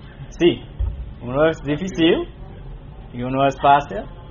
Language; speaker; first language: Spanish; non-native, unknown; English